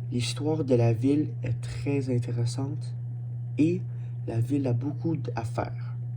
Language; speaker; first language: French; non-native, learner; English